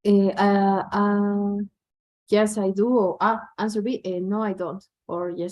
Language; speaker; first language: English; non-native, learner; Spanish